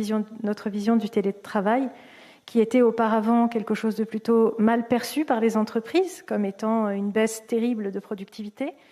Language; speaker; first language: French; native; French